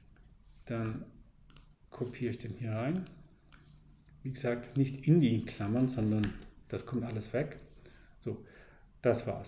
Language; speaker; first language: German; native; German